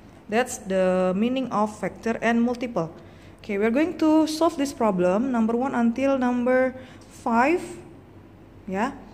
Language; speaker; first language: English; non-native, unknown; Indonesian